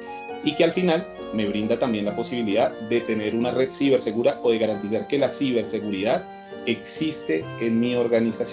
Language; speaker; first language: Spanish; native; Spanish